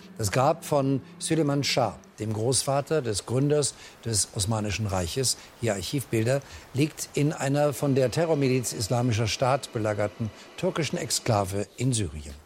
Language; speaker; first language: German; native; German